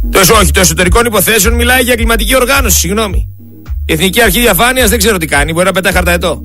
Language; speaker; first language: Greek; native; Greek